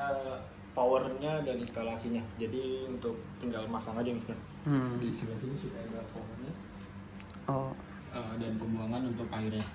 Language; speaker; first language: Indonesian; native; Indonesian